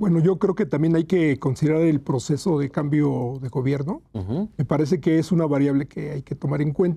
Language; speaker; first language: Spanish; native; Spanish